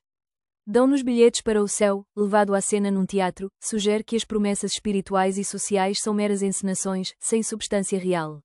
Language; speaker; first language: Portuguese; native; Portuguese